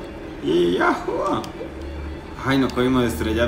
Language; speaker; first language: Spanish; native; Spanish